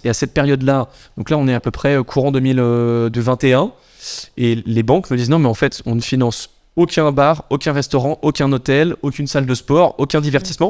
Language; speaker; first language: French; native; French